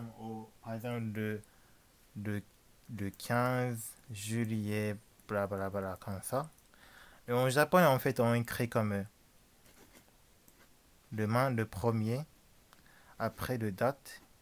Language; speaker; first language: French; non-native, learner; Japanese